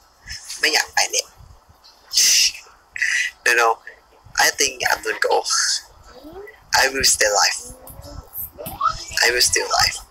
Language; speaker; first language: English; non-native, learner; Thai